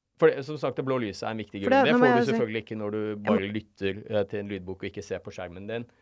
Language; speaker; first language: Norwegian; native; Norwegian